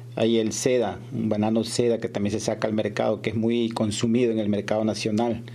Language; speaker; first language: Spanish; native; Spanish